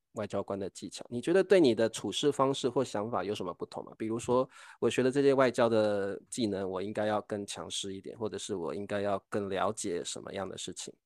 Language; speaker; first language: Chinese; native; Chinese